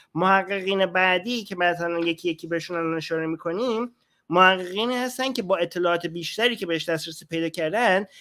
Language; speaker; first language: Persian; native; Persian